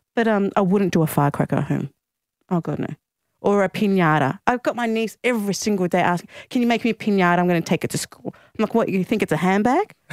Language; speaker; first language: English; non-native, local second language; Greek